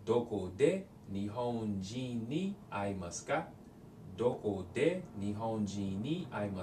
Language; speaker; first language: Japanese; non-native, learner; English